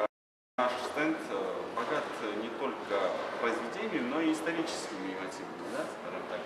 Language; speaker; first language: Russian; non-native, fluent; Armenian